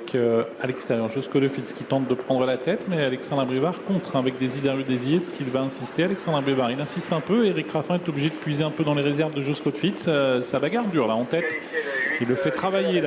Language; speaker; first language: French; native; French